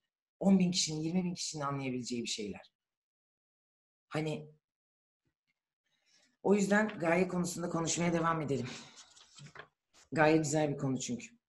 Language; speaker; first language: Turkish; native; Turkish